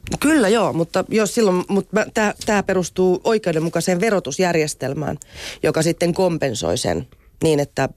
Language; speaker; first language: Finnish; non-native, local second language; Swedish